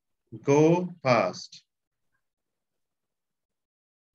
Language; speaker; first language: English; non-native, fluent; Bangla